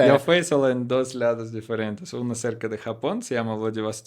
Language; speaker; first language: Spanish; non-native, learner; Russian